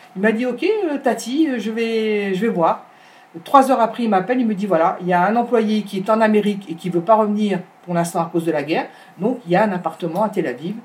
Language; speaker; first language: French; native; French